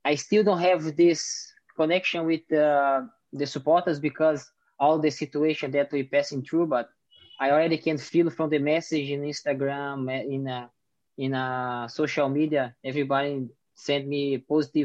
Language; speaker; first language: English; non-native, fluent; Portuguese